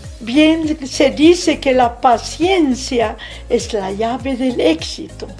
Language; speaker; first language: Spanish; non-native, fluent; Arabic